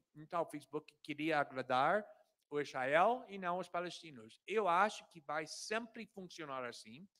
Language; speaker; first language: Portuguese; non-native, fluent; English